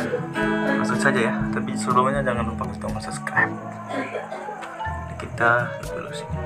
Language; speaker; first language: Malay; non-native, local second language; Sasak